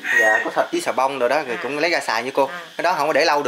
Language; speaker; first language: Vietnamese; native; Vietnamese